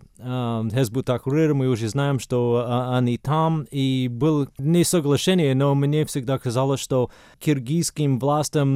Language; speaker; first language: Russian; non-native, fluent; English